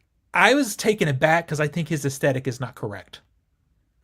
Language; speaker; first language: English; native; English